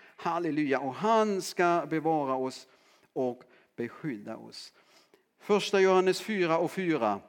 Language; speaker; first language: Swedish; non-native, fluent; German